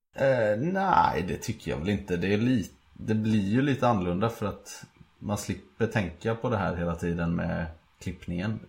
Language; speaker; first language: Swedish; native; Swedish